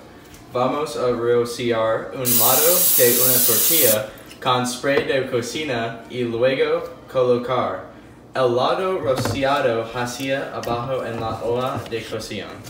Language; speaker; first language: Spanish; non-native, learner; English